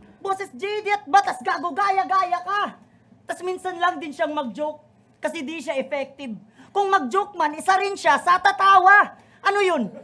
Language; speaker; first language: Filipino; non-native, local second language; Waray